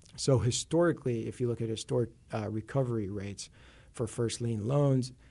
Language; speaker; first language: English; native; English